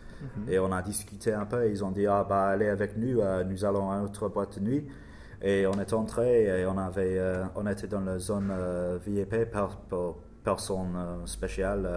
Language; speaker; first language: French; non-native, learner; English